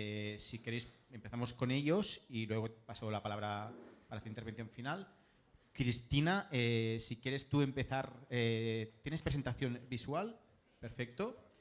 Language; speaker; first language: Spanish; native; Spanish